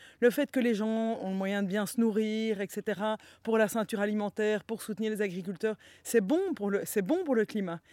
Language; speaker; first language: French; native; French